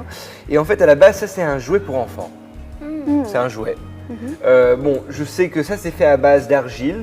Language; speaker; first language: French; native; French